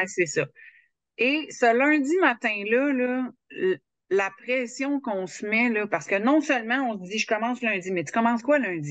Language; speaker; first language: French; native; French